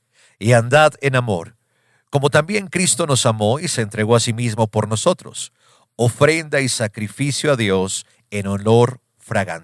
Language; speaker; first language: Spanish; native; Spanish